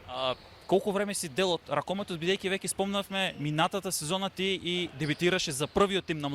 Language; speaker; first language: Macedonian; native; Macedonian